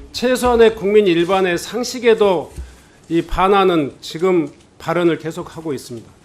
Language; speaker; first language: Korean; native; Korean